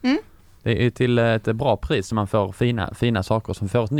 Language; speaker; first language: Swedish; native; Swedish